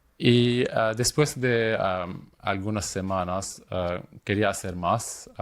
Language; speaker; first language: Spanish; non-native, fluent; Arabic